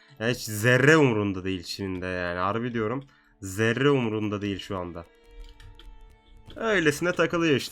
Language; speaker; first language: Turkish; native; Turkish